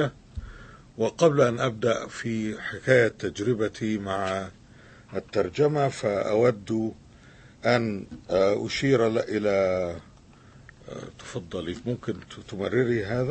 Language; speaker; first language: Arabic; native; Arabic